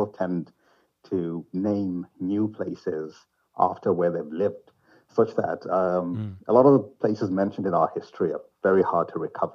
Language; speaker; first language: English; non-native, local second language; Shona